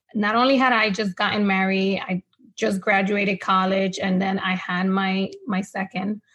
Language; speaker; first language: English; non-native, fluent; Spanish